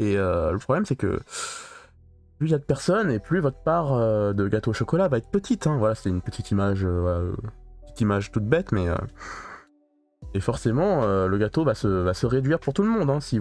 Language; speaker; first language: French; native; French